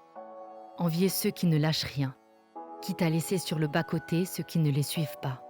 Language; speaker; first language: French; native; French